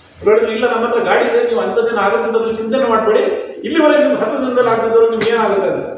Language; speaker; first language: Kannada; non-native, local second language; Konkani